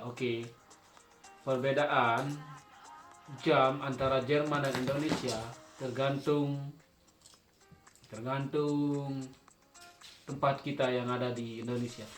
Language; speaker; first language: Indonesian; non-native, local second language; Sasak